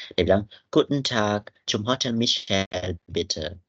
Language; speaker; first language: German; non-native, fluent; Indonesian